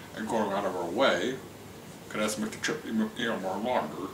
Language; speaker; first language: English; native; English